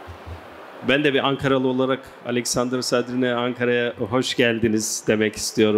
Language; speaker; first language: Turkish; native; Turkish